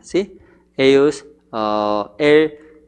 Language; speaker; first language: Spanish; non-native, fluent; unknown